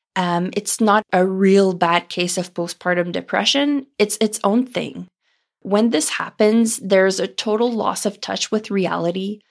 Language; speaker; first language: English; non-native, fluent; French